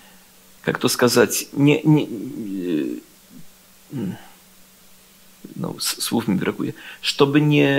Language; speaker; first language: Russian; non-native, learner; Polish